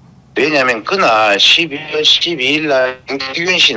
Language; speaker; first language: Korean; native; Korean